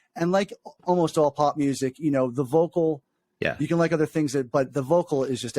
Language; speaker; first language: English; native; English